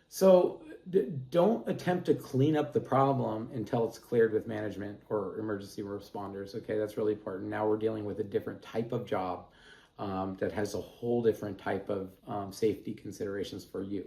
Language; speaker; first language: English; native; English